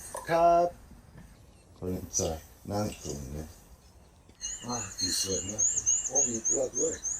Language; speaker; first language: Thai; non-native, learner; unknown